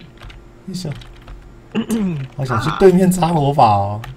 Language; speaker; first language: Chinese; native; Chinese